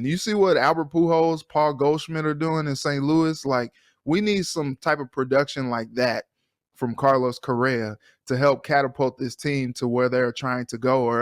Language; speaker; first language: English; native; English